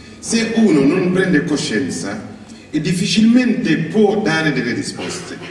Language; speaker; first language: Italian; non-native, fluent; Wolof